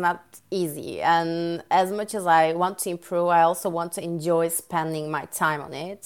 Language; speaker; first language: English; non-native, fluent; Turkish